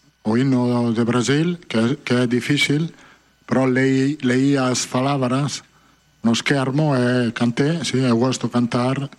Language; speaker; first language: Portuguese; non-native, fluent; Italian